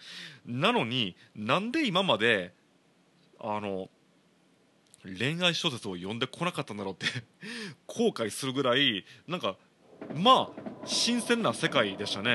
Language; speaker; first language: Japanese; native; Japanese